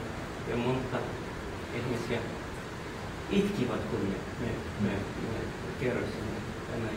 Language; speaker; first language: Finnish; non-native, learner; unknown